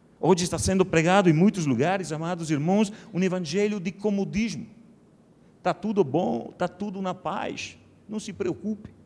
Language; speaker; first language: Portuguese; non-native, fluent; Italian